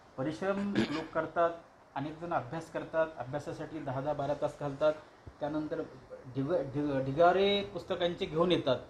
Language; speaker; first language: Marathi; native; Marathi